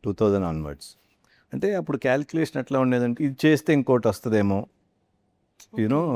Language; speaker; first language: Telugu; native; Telugu